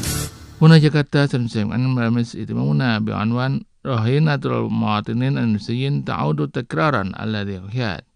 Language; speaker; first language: Arabic; non-native, learner; Indonesian